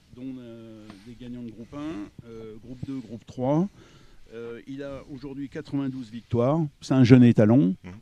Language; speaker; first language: French; native; French